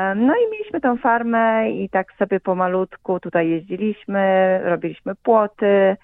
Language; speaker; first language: Polish; native; Polish